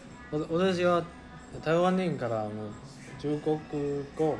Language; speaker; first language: Japanese; non-native, learner; Chinese